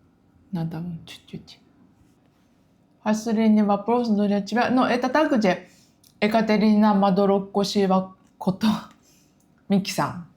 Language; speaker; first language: Russian; non-native, learner; Japanese